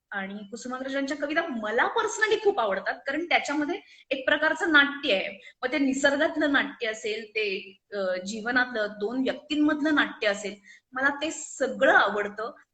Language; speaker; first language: Marathi; native; Marathi